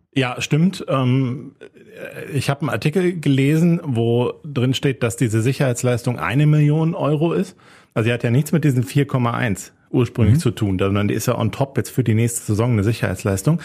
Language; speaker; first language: German; native; German